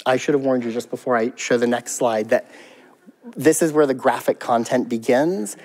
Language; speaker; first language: English; native; English